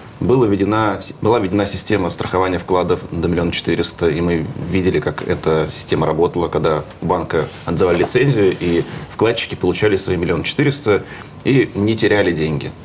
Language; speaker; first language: Russian; native; Russian